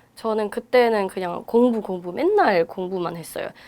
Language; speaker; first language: Korean; non-native, fluent; Burmese